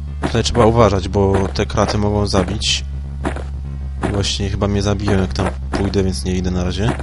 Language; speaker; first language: Polish; native; Polish